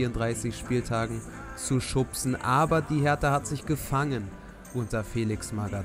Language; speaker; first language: German; native; German